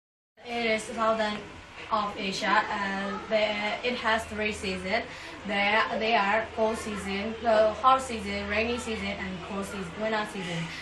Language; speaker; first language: English; non-native, learner; Burmese